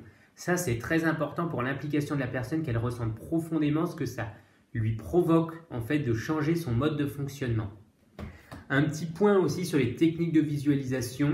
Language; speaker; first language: French; native; French